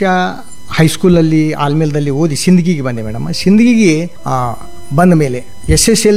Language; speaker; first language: Kannada; non-native, local second language; Marathi